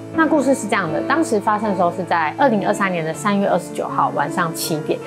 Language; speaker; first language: Chinese; native; Chinese